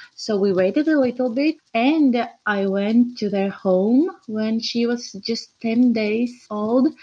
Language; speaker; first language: English; non-native, fluent; Latvian